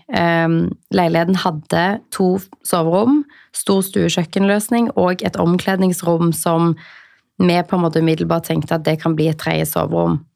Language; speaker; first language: Norwegian; native; Norwegian